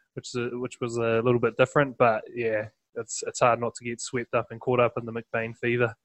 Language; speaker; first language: English; native; English